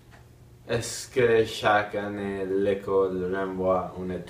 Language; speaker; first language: French; non-native, learner; English